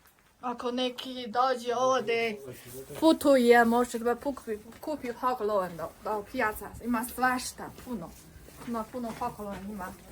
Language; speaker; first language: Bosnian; non-native, learner; Chinese